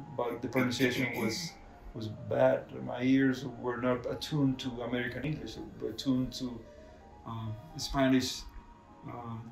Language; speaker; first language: English; non-native, fluent; Spanish